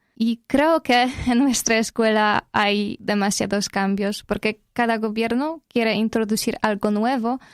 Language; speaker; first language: Spanish; non-native, fluent; Polish